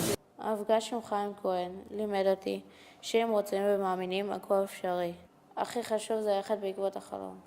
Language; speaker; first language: Hebrew; native; Hebrew